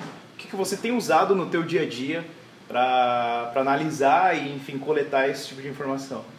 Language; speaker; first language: Portuguese; native; Portuguese